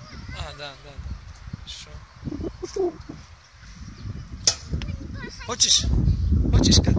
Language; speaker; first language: Russian; non-native, learner; Turkish